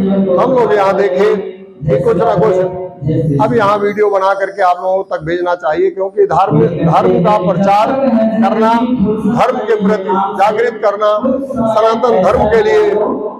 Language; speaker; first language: Hindi; native; Hindi